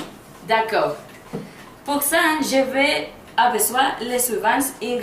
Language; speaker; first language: French; non-native, learner; Spanish